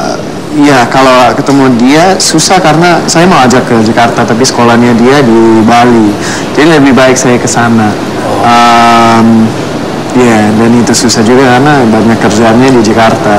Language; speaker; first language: Indonesian; non-native, fluent; English